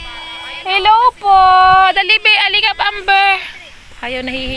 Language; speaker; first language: Filipino; native; Filipino